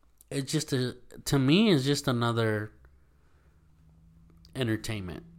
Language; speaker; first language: English; early bilingual, other home language; Spanish